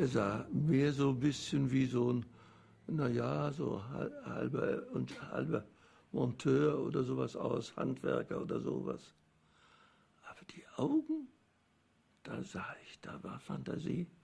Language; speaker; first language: German; native; German